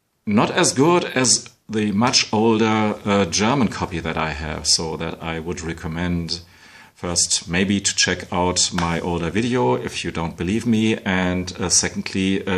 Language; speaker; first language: English; non-native, fluent; German